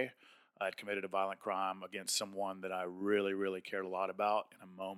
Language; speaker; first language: English; native; English